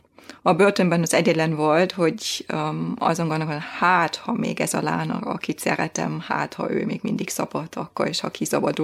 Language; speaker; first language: Hungarian; non-native, fluent; German